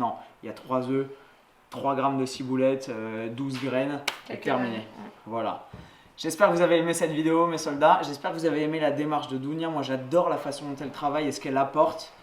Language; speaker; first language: French; native; French